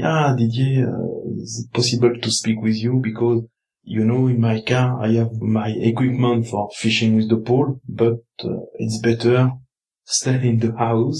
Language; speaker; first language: English; non-native, learner; French